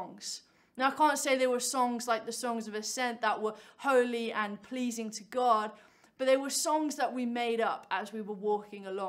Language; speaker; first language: English; native; English